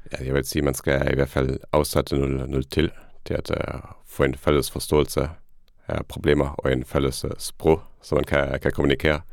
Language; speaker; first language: Danish; non-native, fluent; Luxembourgish